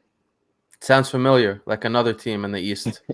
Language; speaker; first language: English; native; English